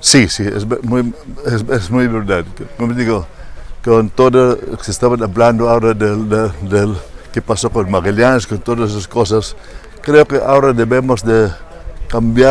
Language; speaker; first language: Spanish; non-native, learner; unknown